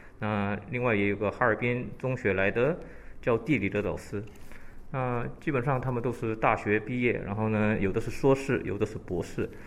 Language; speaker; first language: Chinese; early bilingual, heritage; Chinese